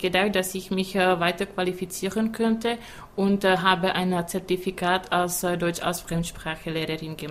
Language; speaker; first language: German; non-native, fluent; Czech